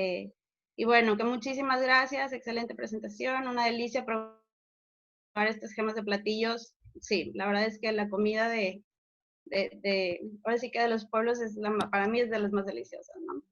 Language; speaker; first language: Spanish; native; Spanish